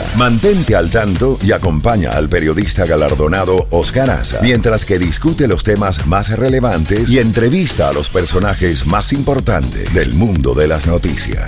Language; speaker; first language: Spanish; native; Spanish